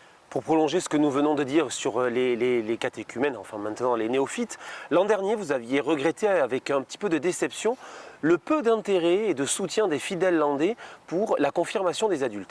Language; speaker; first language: French; native; French